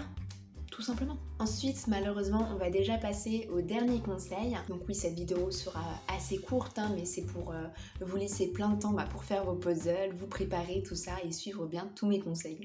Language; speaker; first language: French; native; French